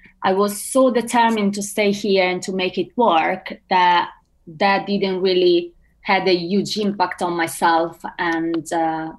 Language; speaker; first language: English; non-native, fluent; Italian